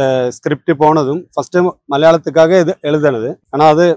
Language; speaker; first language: Tamil; non-native, learner; Malayalam